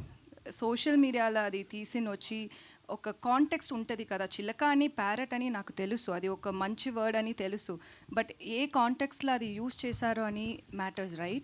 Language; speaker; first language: Telugu; non-native, learner; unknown